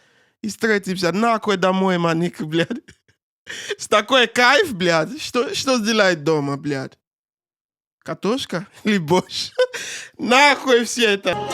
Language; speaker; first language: Russian; non-native, learner; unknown